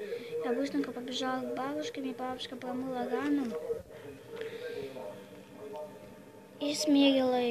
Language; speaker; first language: Russian; native; Russian